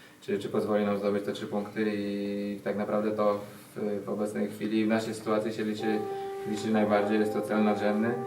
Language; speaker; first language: Polish; native; Polish